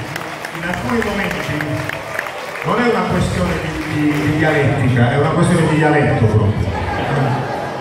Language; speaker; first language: Italian; native; Italian